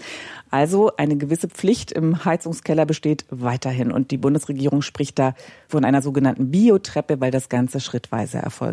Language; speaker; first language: German; native; German